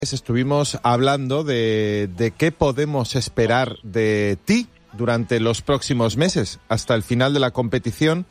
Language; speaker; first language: Spanish; native; Spanish